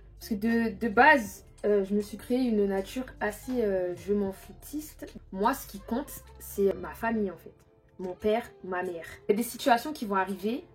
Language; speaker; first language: French; early bilingual, other home language; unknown